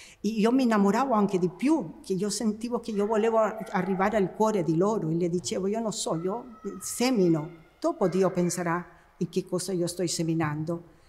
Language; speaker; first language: Italian; non-native, fluent; Spanish